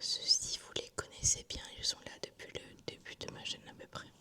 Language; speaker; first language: French; native; French